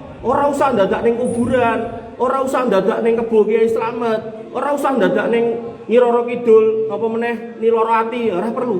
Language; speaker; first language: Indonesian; non-native, local second language; Javanese